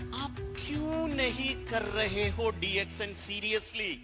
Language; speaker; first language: Hindi; non-native, fluent; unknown